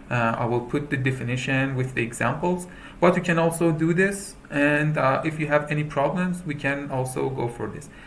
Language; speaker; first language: English; non-native, fluent; Persian